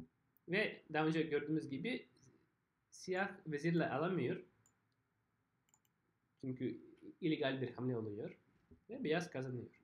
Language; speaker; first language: Turkish; non-native, fluent; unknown